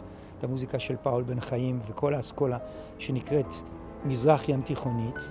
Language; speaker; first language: Hebrew; native; Hebrew